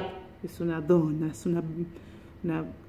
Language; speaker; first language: Italian; non-native, learner; Spanish